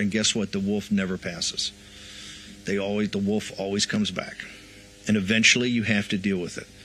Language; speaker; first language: English; native; English